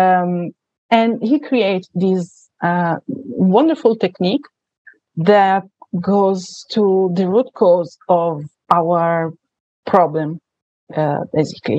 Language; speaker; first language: English; non-native, fluent; Italian